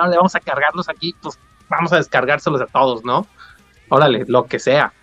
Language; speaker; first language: Spanish; native; Spanish